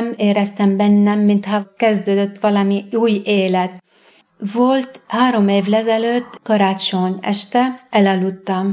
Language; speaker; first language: Hungarian; non-native, fluent; Arabic